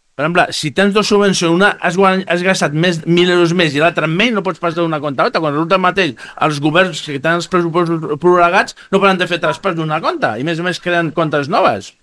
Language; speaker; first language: Catalan; non-native, fluent; Spanish